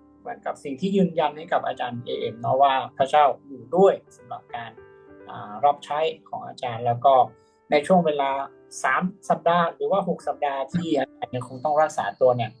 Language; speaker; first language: Thai; native; Thai